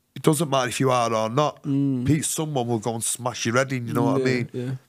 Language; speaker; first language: English; native; English